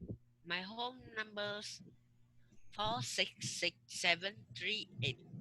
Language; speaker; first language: English; non-native, learner; Vietnamese